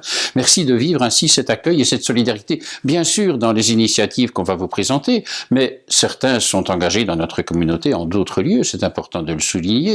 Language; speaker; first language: French; native; French